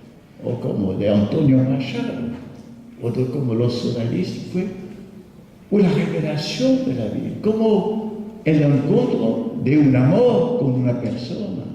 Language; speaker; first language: Spanish; non-native, fluent; French